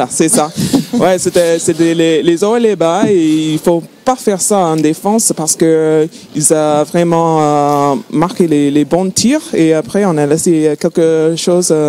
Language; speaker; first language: French; non-native, fluent; English